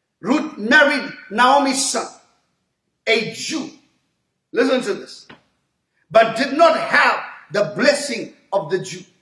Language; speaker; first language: English; native; English